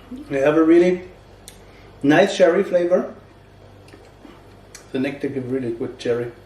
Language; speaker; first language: English; non-native, learner; German